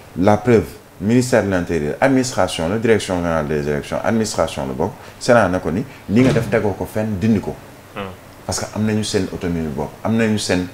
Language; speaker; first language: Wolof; native; Wolof